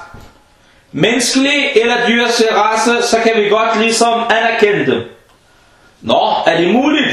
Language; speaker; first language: Danish; non-native, fluent; Arabic